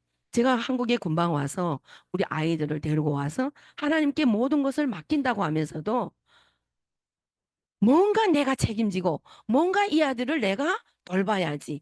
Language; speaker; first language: Korean; native; Korean